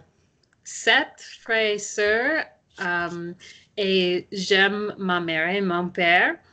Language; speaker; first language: French; non-native, learner; English